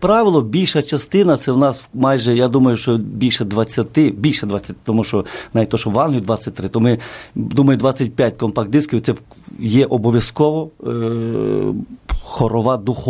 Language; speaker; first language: Ukrainian; native; Ukrainian